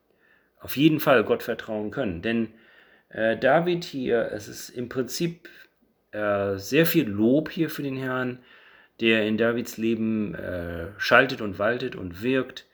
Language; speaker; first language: German; native; German